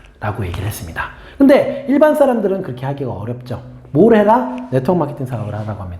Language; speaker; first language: Korean; native; Korean